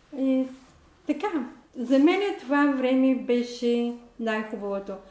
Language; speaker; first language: Bulgarian; non-native, local second language; Turkish